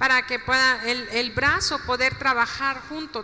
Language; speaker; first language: Spanish; native; Spanish